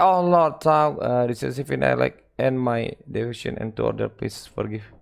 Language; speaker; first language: English; non-native, learner; Indonesian